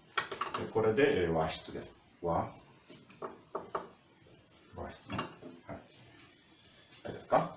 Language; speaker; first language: Japanese; non-native, fluent; Russian